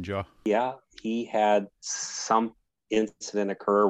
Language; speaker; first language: English; native; English